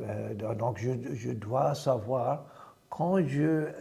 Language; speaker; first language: French; non-native, fluent; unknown